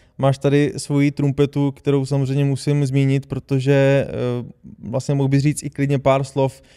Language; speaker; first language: Czech; native; Czech